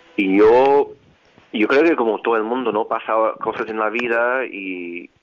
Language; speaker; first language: Spanish; non-native, fluent; English